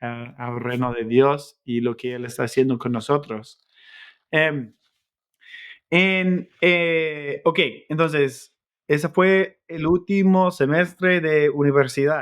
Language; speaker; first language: Spanish; non-native, fluent; English